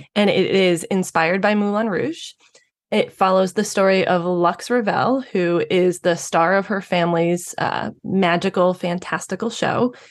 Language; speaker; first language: English; native; English